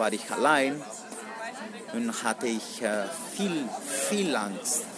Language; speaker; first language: German; non-native, learner; Greek